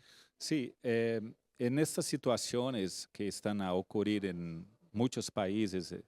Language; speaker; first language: Spanish; non-native, fluent; Portuguese